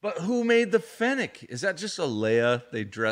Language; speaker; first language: English; native; English